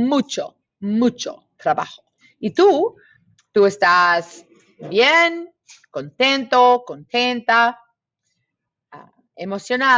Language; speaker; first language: Spanish; non-native, fluent; English